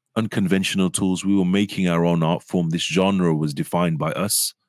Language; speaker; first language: English; native; English